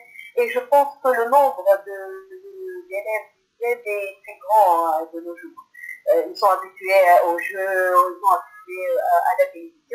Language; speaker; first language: French; non-native, local second language; Arabic